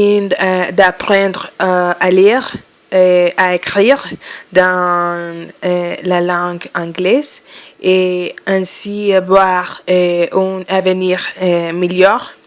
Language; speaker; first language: French; non-native, fluent; Spanish